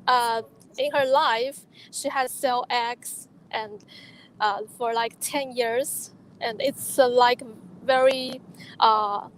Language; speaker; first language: English; non-native, learner; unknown